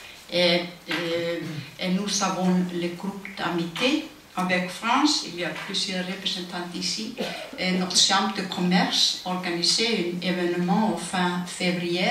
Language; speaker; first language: French; non-native, fluent; Icelandic